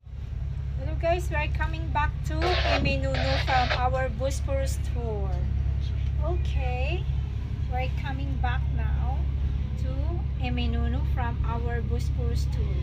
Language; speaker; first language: English; non-native, local second language; Filipino